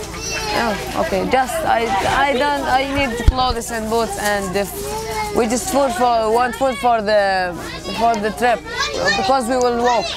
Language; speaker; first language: English; non-native, learner; Arabic